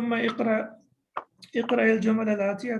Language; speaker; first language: Arabic; non-native, fluent; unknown